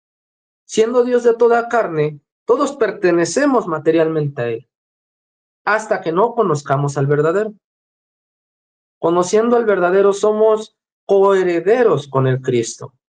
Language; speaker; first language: Spanish; native; Spanish